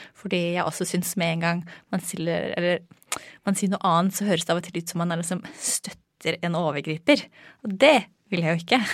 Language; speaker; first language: Norwegian; non-native, fluent; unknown